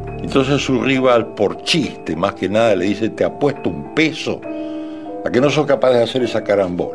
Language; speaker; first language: Spanish; native; Spanish